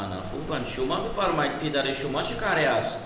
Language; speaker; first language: Persian; non-native, fluent; Urdu